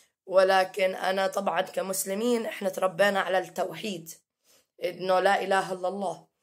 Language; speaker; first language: Arabic; early bilingual, heritage; Arabic